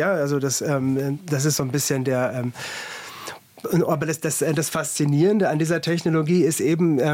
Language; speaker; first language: German; native; German